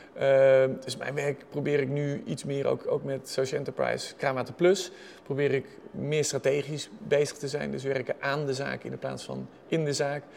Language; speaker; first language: Dutch; native; Dutch